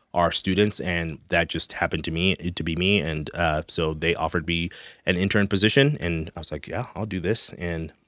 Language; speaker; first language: English; non-native, local second language; Shona